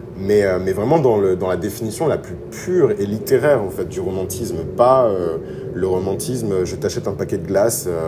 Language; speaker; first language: French; early bilingual, other home language; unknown